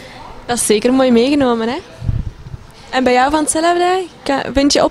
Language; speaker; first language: Dutch; native; Dutch